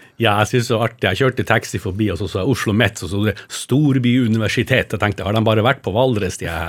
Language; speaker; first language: Norwegian; native; Norwegian